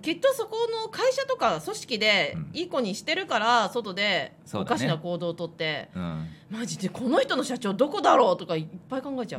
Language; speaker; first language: Japanese; native; Japanese